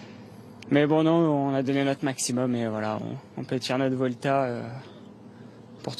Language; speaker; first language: French; native; French